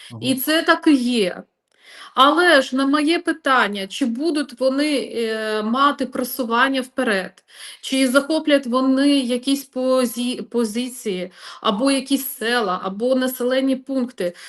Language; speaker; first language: Ukrainian; non-native, local second language; Russian